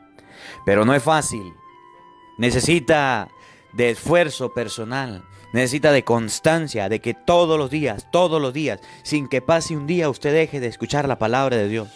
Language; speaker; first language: Spanish; native; Spanish